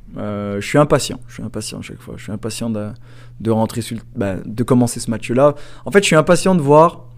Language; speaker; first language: French; native; French